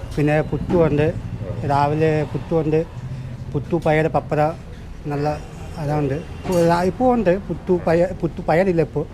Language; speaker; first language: Malayalam; non-native, local second language; Bangla